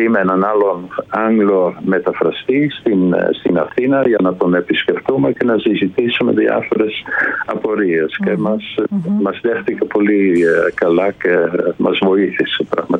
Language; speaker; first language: Greek; non-native, fluent; Dutch